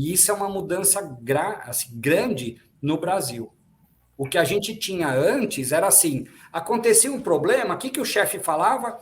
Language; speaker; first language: Portuguese; native; Portuguese